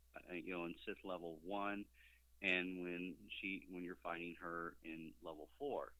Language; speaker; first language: English; native; English